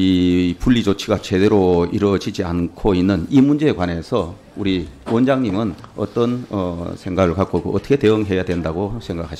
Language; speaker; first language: Korean; native; Korean